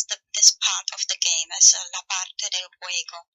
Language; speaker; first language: Spanish; non-native, fluent; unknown